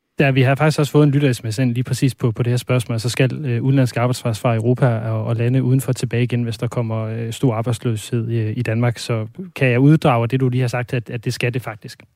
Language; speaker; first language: Danish; native; Danish